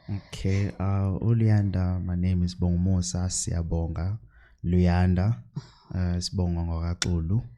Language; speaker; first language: Zulu; native; Zulu